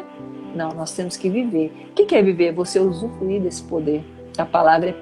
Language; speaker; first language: Portuguese; native; Portuguese